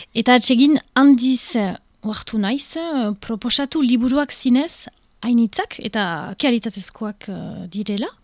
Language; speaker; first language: Basque; non-native, local second language; French